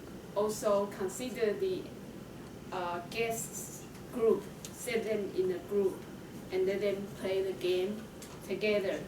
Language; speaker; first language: English; non-native, fluent; Chinese